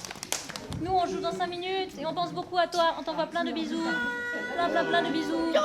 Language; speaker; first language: French; native; French